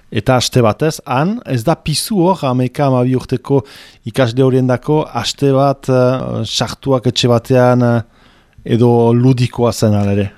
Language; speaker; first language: Basque; native; Basque